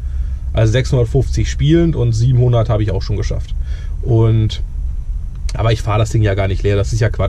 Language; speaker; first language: German; native; German